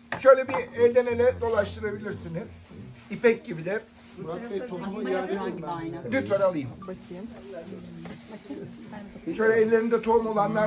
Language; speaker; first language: Turkish; native; Turkish